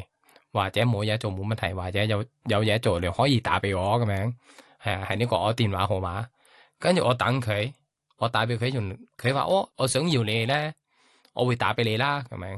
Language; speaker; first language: Cantonese; non-native, fluent; Thai